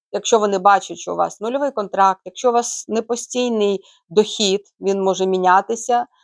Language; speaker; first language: Ukrainian; native; Ukrainian